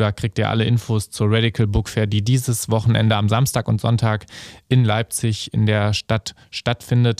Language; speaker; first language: German; native; German